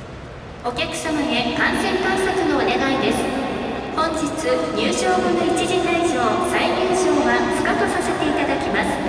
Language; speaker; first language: Japanese; native; Japanese